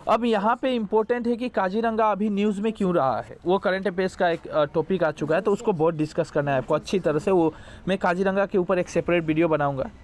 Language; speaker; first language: Hindi; non-native, local second language; Assamese